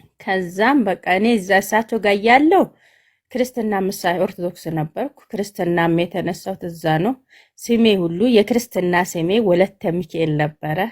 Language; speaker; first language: Amharic; non-native, local second language; Hadiyya